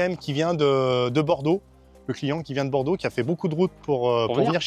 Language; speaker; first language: French; native; French